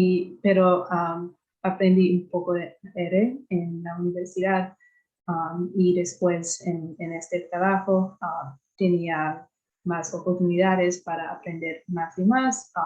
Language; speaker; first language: Spanish; non-native, fluent; English